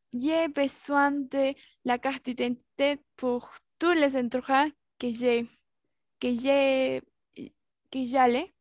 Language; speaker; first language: French; non-native, learner; Spanish